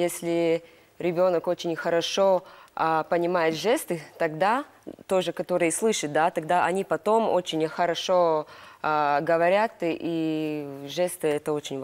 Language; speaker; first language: Russian; non-native, local second language; Latvian